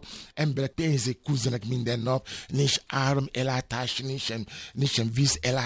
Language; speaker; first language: Hungarian; non-native, fluent; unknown